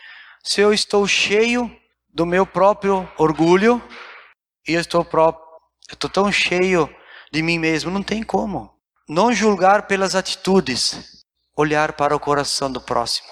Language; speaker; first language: Portuguese; native; Portuguese